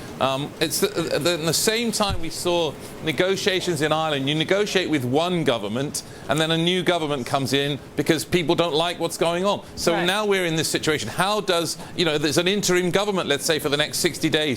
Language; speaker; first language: English; native; English